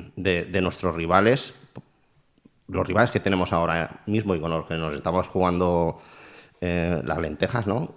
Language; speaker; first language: Spanish; native; Spanish